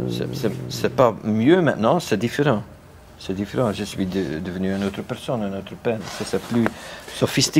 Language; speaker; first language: French; non-native, local second language; Dutch